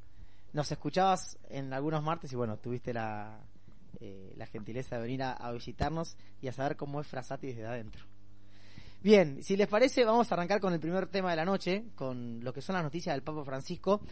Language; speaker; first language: Spanish; native; Spanish